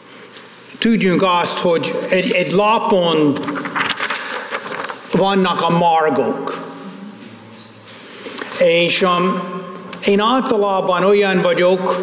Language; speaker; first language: Hungarian; non-native, fluent; English